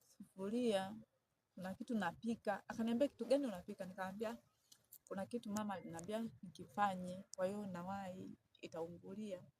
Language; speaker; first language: Swahili; native; Swahili